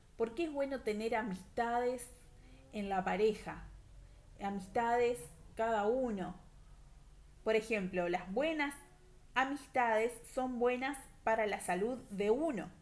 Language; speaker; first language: Spanish; native; Spanish